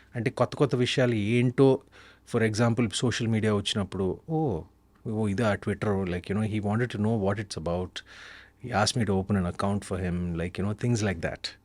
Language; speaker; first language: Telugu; native; Telugu